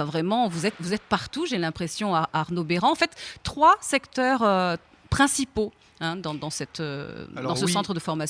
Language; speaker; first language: French; native; French